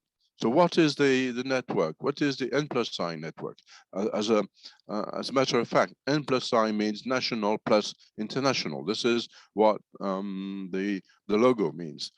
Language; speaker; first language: English; non-native, fluent; French